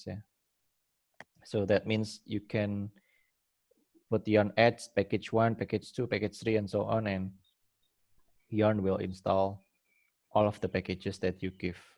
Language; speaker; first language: English; non-native, fluent; Indonesian